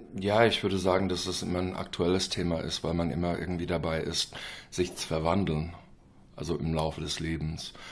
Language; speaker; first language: German; non-native, fluent; English